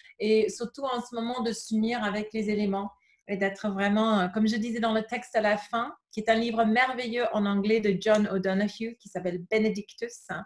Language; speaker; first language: French; non-native, fluent; English